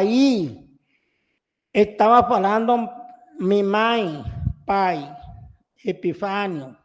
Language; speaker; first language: Spanish; non-native, local second language; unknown